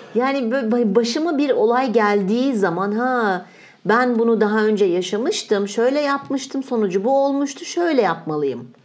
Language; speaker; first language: Turkish; native; Turkish